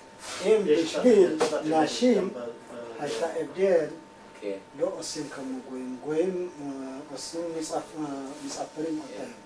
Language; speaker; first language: Hebrew; non-native, learner; Amharic